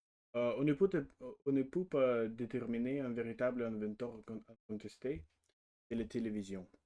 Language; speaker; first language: French; non-native, learner; Russian